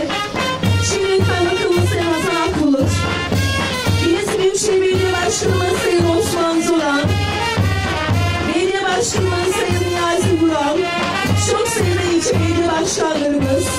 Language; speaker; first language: Turkish; native; Turkish